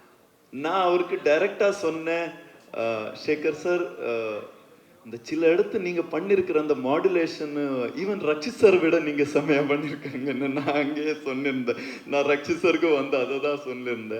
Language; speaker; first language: Tamil; non-native, learner; Kannada